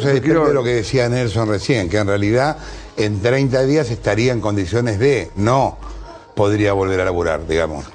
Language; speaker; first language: Spanish; native; Spanish